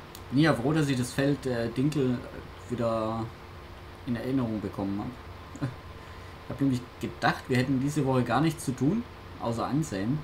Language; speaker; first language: German; native; German